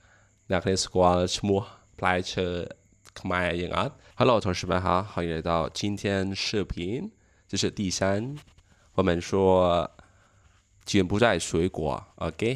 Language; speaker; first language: Chinese; non-native, learner; Khmer